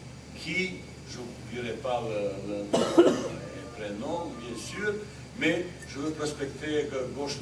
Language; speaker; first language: French; non-native, learner; Bosnian